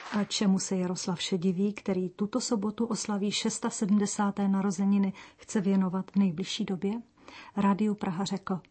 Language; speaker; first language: Czech; native; Czech